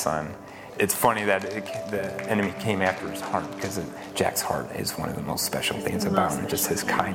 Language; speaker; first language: English; native; English